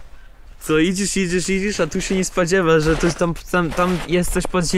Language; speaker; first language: Polish; non-native, learner; Russian